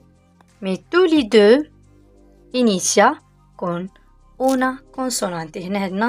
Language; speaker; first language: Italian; non-native, learner; Arabic